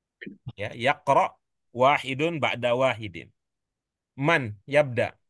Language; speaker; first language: Arabic; non-native, learner; Indonesian